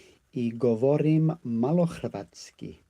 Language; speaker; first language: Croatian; non-native, learner; English